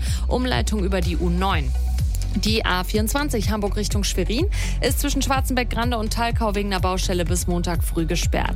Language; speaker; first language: German; native; German